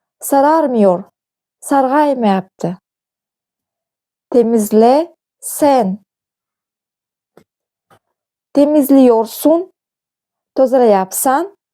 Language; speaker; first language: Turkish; non-native, fluent; Uzbek